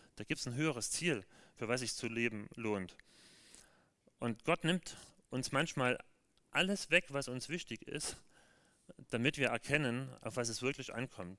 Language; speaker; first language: German; native; German